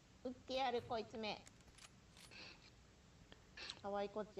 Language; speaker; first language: Japanese; native; Japanese